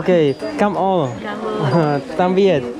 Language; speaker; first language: English; non-native, learner; Slovak